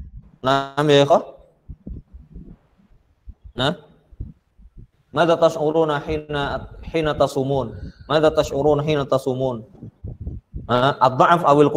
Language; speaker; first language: Arabic; non-native, fluent; Indonesian